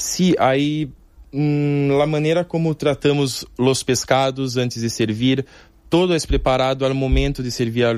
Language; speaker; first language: Spanish; non-native, fluent; Portuguese